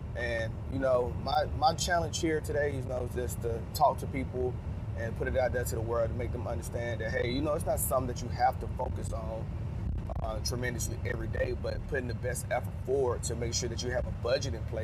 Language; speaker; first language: English; native; English